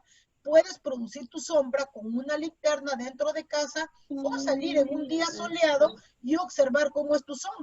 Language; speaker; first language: Spanish; native; Spanish